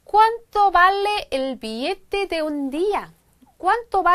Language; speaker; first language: Spanish; non-native, fluent; Korean